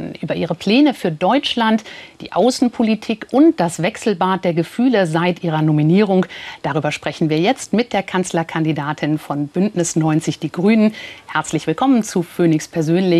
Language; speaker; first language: German; native; German